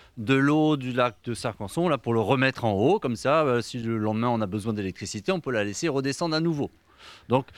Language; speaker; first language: French; native; French